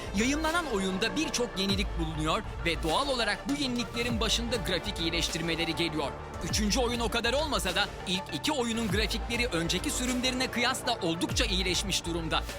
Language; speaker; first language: Turkish; native; Turkish